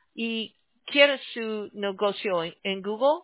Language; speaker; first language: Spanish; non-native, learner; English